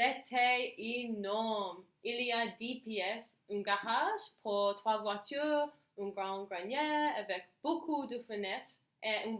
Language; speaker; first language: French; non-native, learner; English